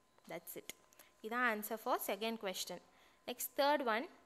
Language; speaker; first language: English; non-native, local second language; Tamil